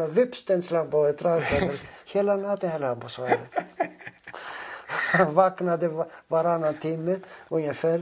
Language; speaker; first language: Swedish; non-native, fluent; Greek